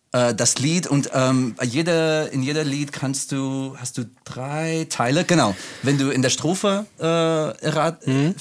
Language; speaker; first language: German; native; German